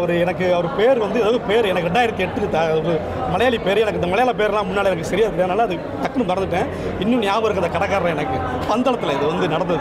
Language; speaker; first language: Tamil; native; Tamil